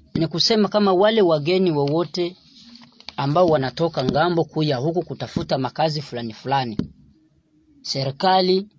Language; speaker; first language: Swahili; non-native, local second language; Rundi